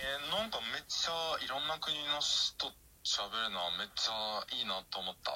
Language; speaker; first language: Japanese; non-native, fluent; Arabic